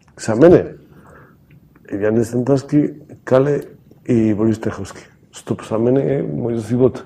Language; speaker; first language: Macedonian; non-native, learner; Spanish